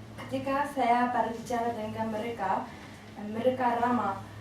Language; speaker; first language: Indonesian; non-native, learner; Japanese